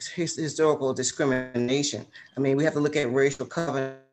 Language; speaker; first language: English; native; English